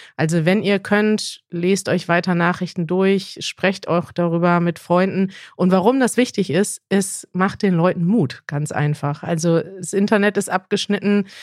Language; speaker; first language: German; native; German